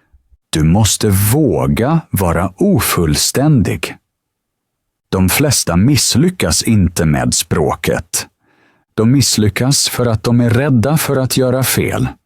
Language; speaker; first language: Swedish; non-native, fluent; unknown